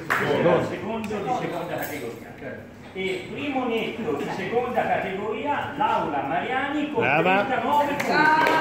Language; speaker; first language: Italian; native; Italian